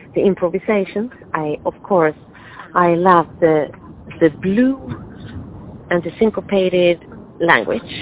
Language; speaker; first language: English; non-native, fluent; Swedish